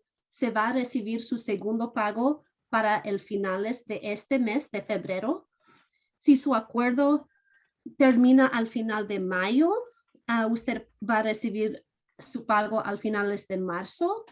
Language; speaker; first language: Spanish; non-native, fluent; English